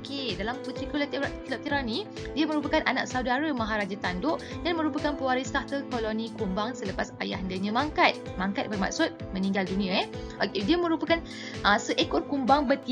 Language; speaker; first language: Malay; native; Malay